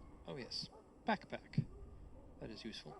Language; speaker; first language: English; native; English